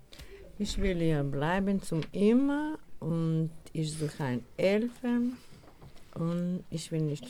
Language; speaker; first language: German; non-native, learner; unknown